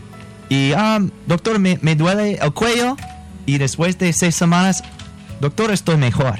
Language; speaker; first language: Spanish; non-native, fluent; English